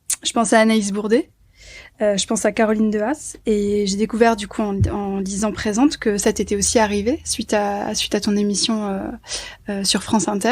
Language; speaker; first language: French; native; French